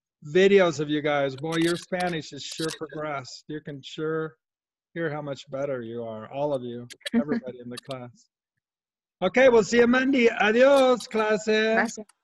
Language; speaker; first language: English; native; English